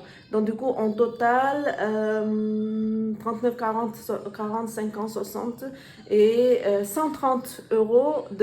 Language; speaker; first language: French; non-native, learner; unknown